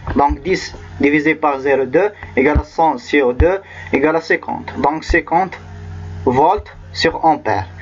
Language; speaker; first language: French; non-native, local second language; Arabic